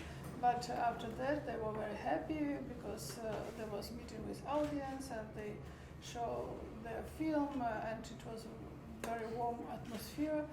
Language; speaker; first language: English; non-native, learner; Armenian